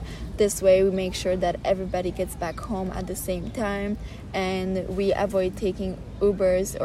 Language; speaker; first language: English; non-native, fluent; Polish